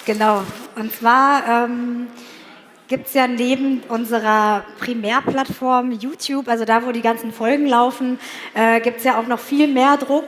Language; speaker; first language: German; native; German